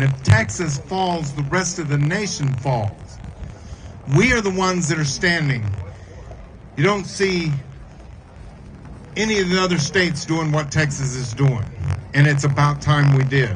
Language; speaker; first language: English; native; English